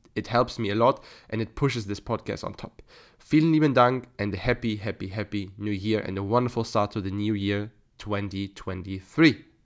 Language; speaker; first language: English; non-native, fluent; German